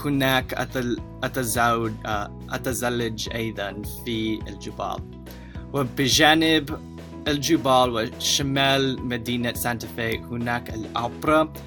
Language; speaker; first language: Arabic; non-native, learner; English